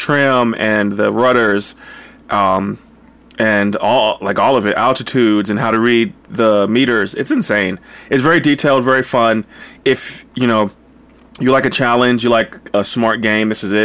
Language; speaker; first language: English; native; English